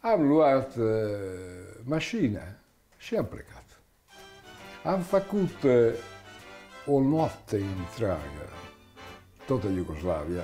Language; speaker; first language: Romanian; non-native, learner; Italian